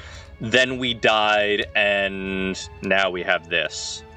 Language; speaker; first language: English; native; English